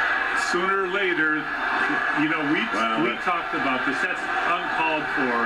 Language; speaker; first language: English; native; English